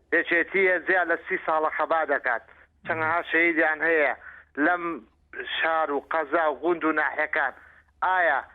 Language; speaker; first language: Central Kurdish; native; Central Kurdish